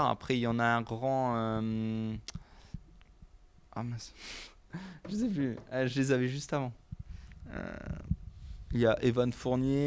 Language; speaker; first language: French; native; French